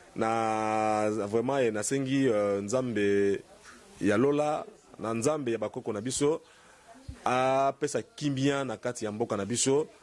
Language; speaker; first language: Lingala; non-native, local second language; Luba-Lulua